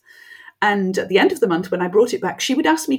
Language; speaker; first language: English; non-native, local second language; French